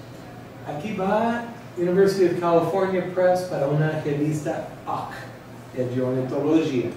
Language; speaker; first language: Portuguese; non-native, learner; English